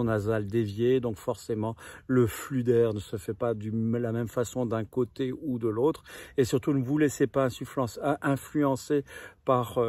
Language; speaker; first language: French; native; French